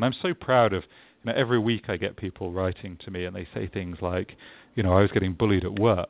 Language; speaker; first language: English; native; English